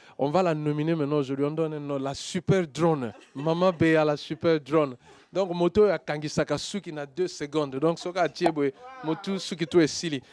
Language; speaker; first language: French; non-native, local second language; Lingala